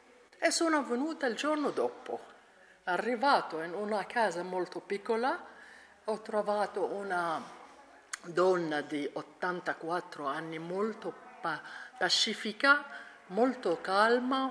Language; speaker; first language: Italian; non-native, learner; Arabic